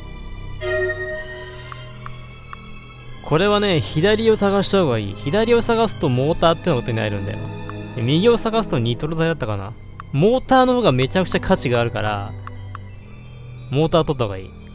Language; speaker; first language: Japanese; native; Japanese